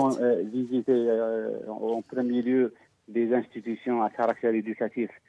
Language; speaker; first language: French; non-native, local second language; Arabic